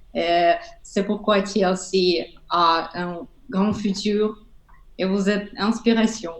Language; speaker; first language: French; non-native, learner; Russian